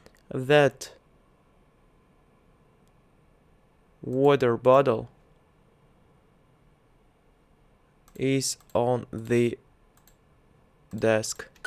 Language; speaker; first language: English; non-native, learner; Russian